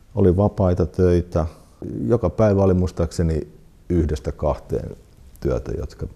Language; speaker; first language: Finnish; native; Finnish